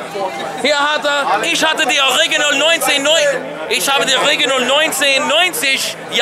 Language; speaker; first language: German; non-native, learner; English